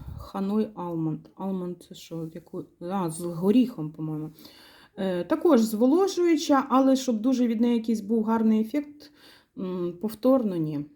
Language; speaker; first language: Ukrainian; non-native, local second language; Russian